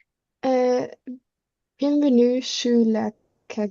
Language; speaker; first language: French; non-native, learner; Spanish